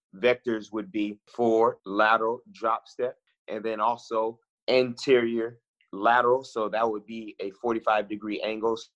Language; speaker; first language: English; native; English